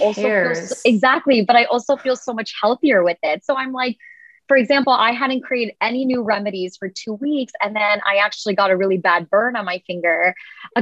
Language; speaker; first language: English; native; English